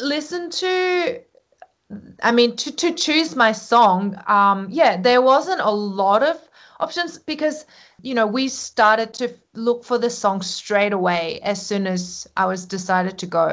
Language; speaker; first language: English; early bilingual, other home language; Korean